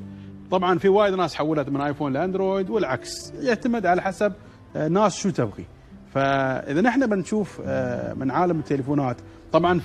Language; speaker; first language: Arabic; native; Arabic